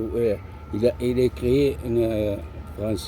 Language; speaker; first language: French; non-native, learner; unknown